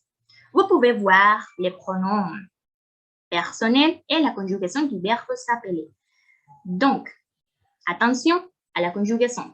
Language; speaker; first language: French; non-native, fluent; Spanish